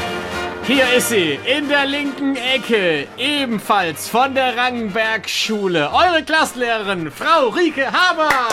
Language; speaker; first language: German; native; German